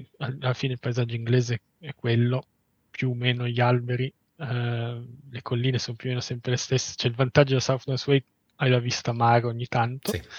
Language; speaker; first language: Italian; native; Italian